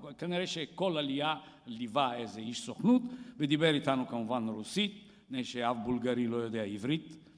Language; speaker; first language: Hebrew; non-native, fluent; Bulgarian